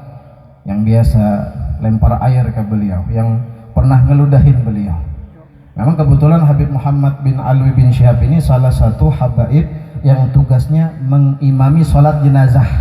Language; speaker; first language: Indonesian; non-native, local second language; Banjar